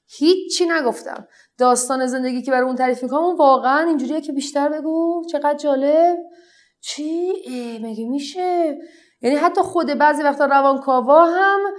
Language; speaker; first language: Persian; non-native, local second language; Arabic